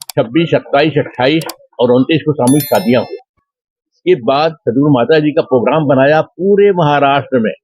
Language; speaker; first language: Hindi; native; Hindi